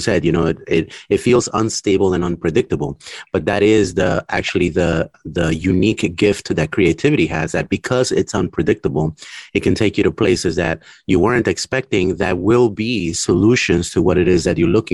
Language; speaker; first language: English; early bilingual, other home language; Spanish